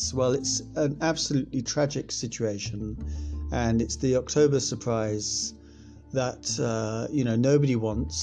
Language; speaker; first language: English; native; English